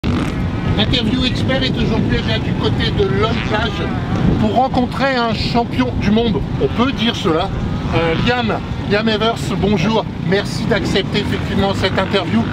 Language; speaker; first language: French; native; French